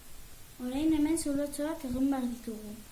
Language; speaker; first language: Basque; non-native, local second language; Spanish